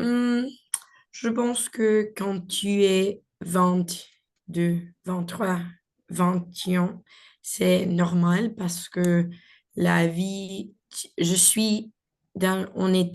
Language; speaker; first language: French; non-native, learner; Spanish